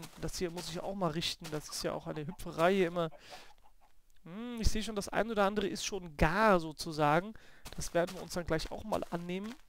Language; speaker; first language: German; native; German